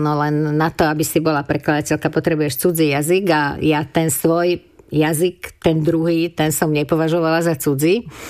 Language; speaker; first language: Slovak; non-native, local second language; Hungarian